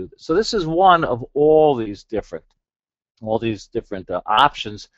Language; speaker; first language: English; native; English